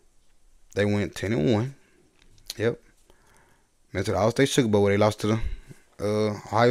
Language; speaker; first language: English; native; English